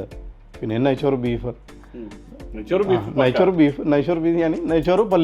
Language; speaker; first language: Malayalam; non-native, fluent; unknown